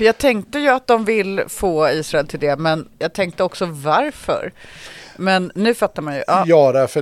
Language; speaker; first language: Swedish; native; Swedish